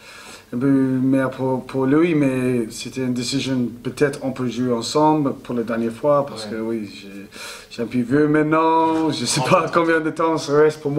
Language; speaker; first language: French; non-native, learner; English